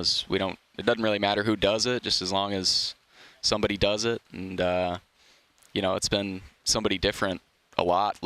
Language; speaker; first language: English; native; English